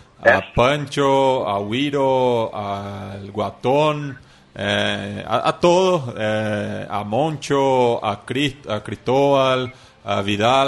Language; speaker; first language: Spanish; non-native, fluent; Portuguese